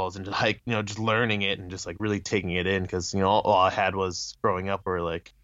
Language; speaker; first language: English; early bilingual, other home language; Thai